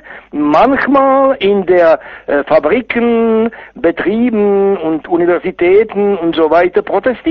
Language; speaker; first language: German; non-native, fluent; Czech